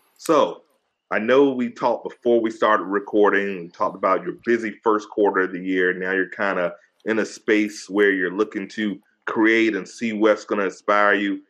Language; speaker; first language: English; native; English